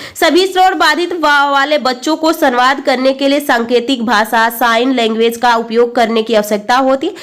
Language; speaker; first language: Hindi; native; Hindi